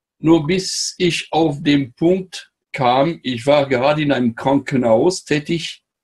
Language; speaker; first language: German; non-native, fluent; French